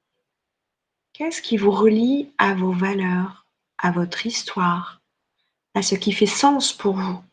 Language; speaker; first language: French; native; French